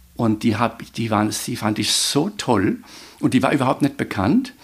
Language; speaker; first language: German; native; German